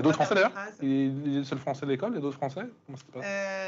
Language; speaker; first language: French; native; French